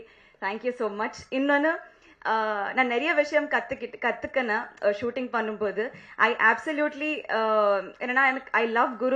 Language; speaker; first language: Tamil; non-native, learner; Telugu